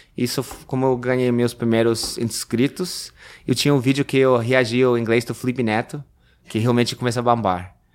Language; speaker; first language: Portuguese; non-native, fluent; English